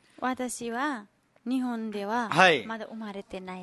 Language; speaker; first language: Japanese; non-native, learner; Nepali